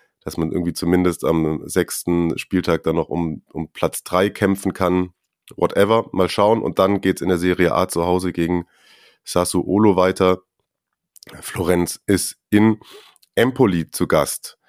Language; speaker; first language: German; native; German